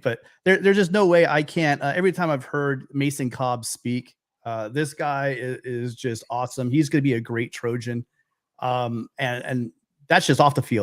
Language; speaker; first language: English; native; English